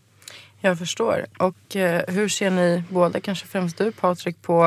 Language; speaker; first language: Swedish; native; Swedish